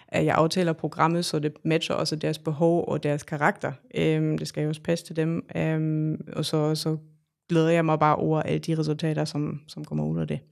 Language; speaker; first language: Danish; non-native, fluent; German